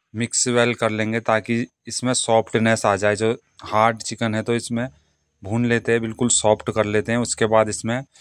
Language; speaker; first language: Hindi; native; Hindi